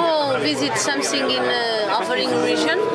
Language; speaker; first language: English; non-native, fluent; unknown